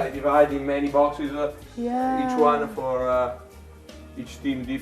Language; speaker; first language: English; non-native, learner; Italian